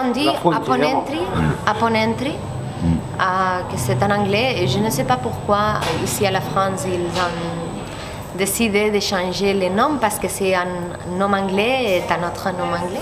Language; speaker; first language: French; non-native, learner; Spanish